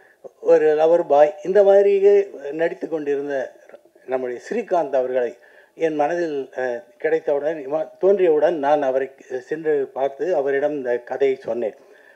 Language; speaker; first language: Tamil; native; Tamil